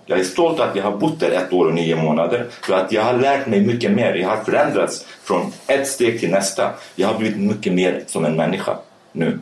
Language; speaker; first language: Swedish; early bilingual, other home language; Kurdish